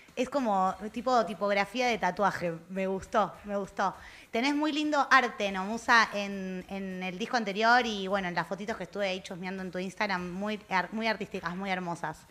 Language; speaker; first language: Spanish; native; Spanish